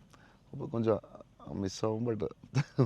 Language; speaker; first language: Tamil; non-native, local second language; Telugu